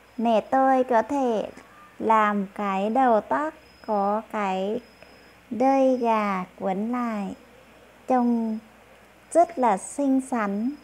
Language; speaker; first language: Vietnamese; non-native, local second language; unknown